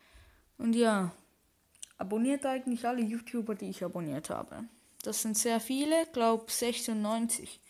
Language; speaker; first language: German; native; German